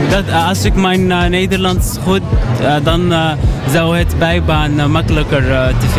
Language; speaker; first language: Dutch; non-native, learner; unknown